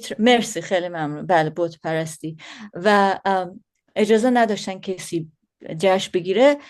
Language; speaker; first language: Persian; early bilingual, heritage; Persian